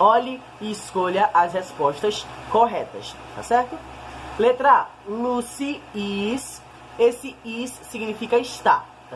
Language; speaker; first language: Portuguese; native; Portuguese